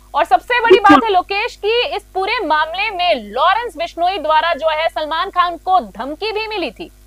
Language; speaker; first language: Hindi; native; Hindi